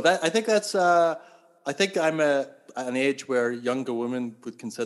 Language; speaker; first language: English; native; English